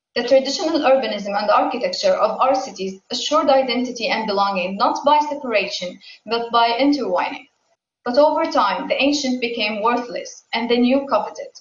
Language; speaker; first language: English; non-native, fluent; Arabic